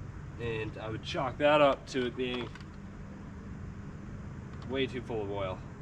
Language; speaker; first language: English; native; English